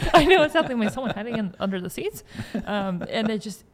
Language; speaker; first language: English; native; English